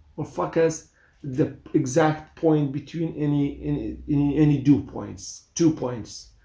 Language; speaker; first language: English; non-native, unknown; Central Kurdish